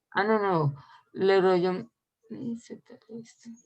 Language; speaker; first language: French; non-native, learner; Spanish